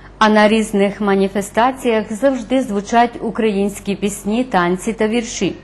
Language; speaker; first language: Ukrainian; early bilingual, heritage; Ukrainian